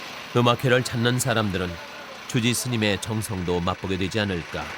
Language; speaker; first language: Korean; native; Korean